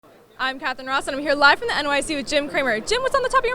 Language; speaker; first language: English; native; English